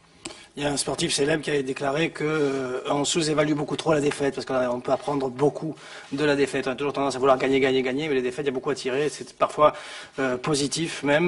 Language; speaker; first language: French; native; French